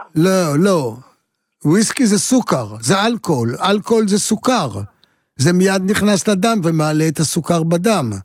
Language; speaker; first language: Hebrew; native; Hebrew